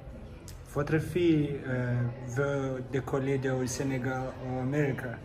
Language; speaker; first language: French; non-native, learner; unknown